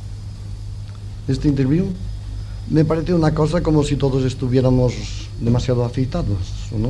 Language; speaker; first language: Spanish; non-native, local second language; Catalan